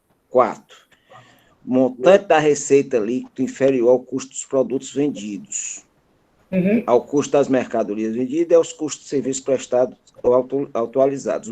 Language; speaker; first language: Portuguese; native; Portuguese